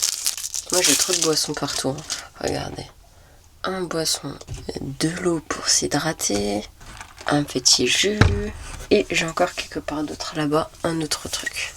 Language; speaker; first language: French; native; French